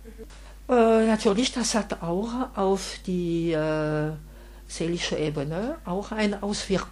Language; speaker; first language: German; non-native, fluent; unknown